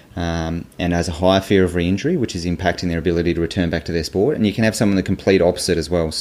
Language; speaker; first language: English; native; English